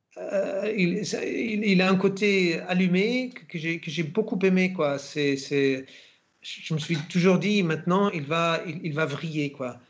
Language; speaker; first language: French; non-native, fluent; German